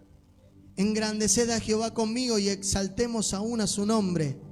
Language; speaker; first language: Spanish; native; Spanish